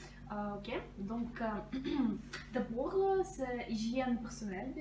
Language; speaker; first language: French; non-native, fluent; Russian